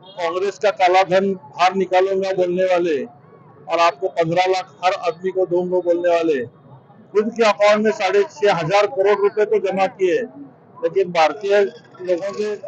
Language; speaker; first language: Hindi; non-native, local second language; Marathi